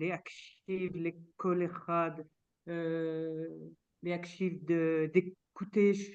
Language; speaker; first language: Hebrew; non-native, learner; French